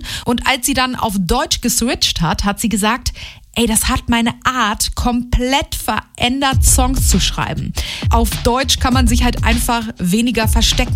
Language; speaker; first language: German; native; German